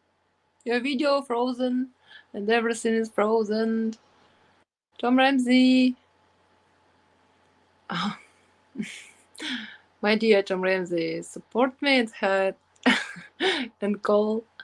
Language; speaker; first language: English; non-native, learner; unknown